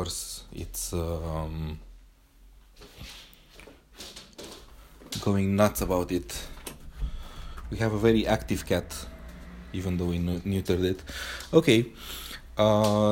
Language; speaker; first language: English; non-native, fluent; Romanian